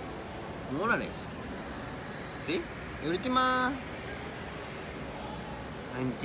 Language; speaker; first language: Spanish; non-native, learner; Japanese